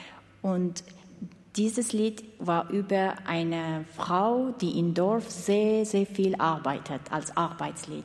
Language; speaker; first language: German; non-native, learner; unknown